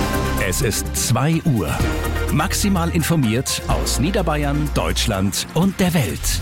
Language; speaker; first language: German; native; German